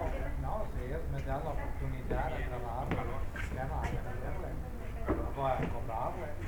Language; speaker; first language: Spanish; non-native, fluent; English